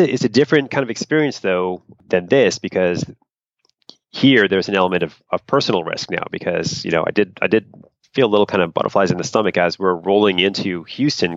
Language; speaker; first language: English; native; English